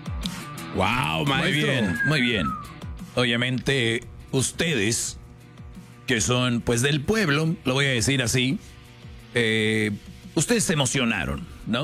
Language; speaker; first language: Spanish; native; Spanish